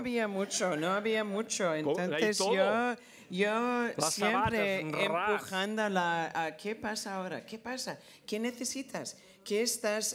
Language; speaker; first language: Spanish; non-native, fluent; English